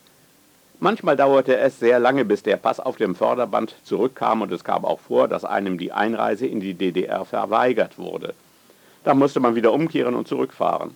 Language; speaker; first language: German; native; German